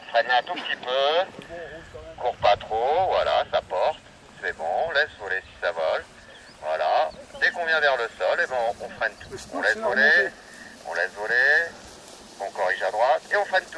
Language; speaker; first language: French; native; French